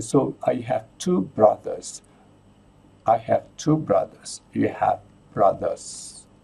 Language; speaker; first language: English; non-native, fluent; Indonesian